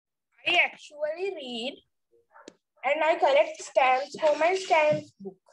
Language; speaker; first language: English; non-native, learner; Sinhala